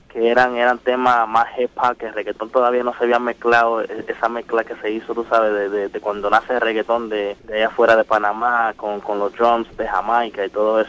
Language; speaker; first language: Spanish; early bilingual, heritage; Spanish